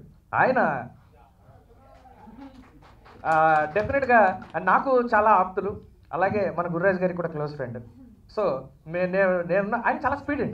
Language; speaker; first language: Telugu; native; Telugu